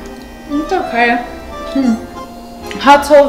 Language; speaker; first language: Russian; early bilingual, heritage; Russian